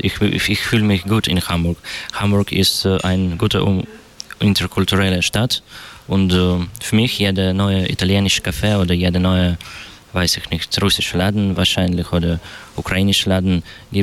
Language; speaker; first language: German; non-native, learner; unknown